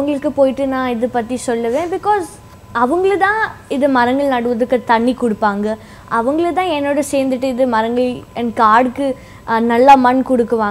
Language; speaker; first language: Tamil; non-native, local second language; Hindi